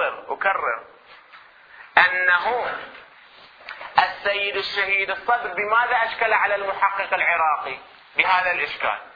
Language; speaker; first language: Arabic; native; Arabic